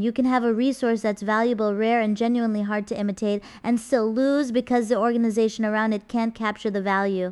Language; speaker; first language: English; native; English